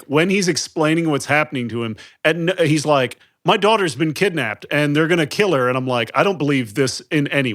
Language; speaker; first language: English; native; English